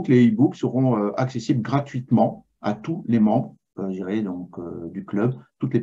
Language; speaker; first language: French; native; French